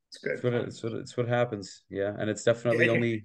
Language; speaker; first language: English; native; English